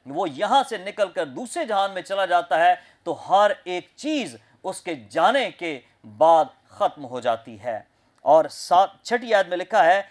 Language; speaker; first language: Urdu; non-native, local second language; Punjabi